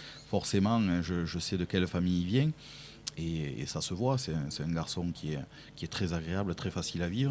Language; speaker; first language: French; native; French